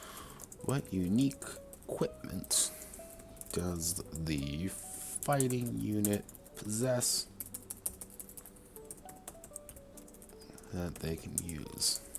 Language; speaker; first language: English; native; English